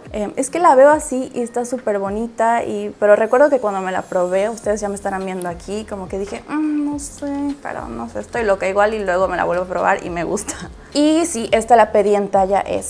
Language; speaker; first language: Spanish; native; Spanish